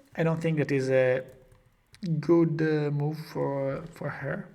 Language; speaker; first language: English; non-native, fluent; Italian